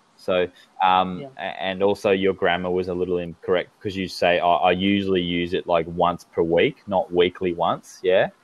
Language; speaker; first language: English; native; English